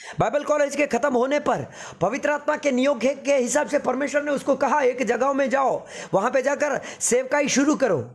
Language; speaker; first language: Hindi; non-native, local second language; Telugu